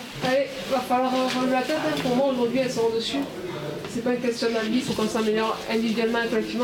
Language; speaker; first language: French; native; French